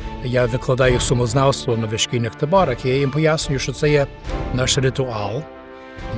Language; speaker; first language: Ukrainian; early bilingual, heritage; Ukrainian